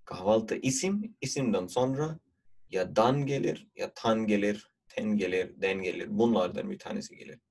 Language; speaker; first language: Turkish; non-native, fluent; Urdu